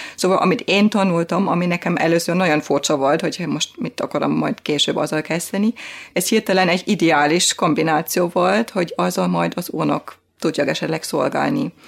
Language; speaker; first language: Hungarian; non-native, fluent; German